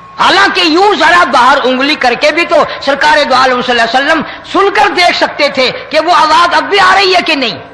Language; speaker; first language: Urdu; non-native, local second language; Saraiki